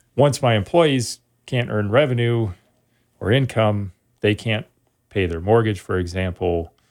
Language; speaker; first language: English; native; English